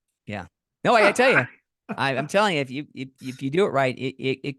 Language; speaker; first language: English; native; English